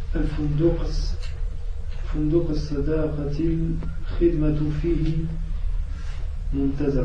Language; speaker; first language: Arabic; non-native, learner; French